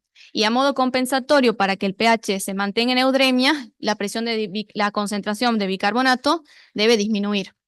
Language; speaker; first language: Spanish; native; Spanish